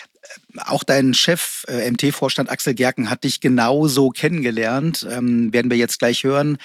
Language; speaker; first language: German; native; German